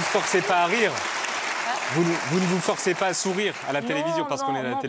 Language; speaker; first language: French; native; French